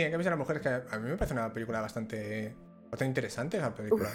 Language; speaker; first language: Spanish; native; Spanish